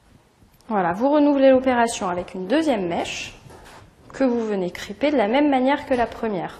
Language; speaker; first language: French; native; French